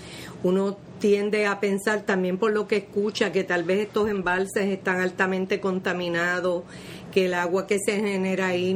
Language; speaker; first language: Spanish; native; Spanish